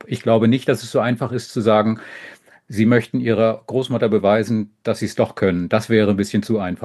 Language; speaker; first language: German; native; German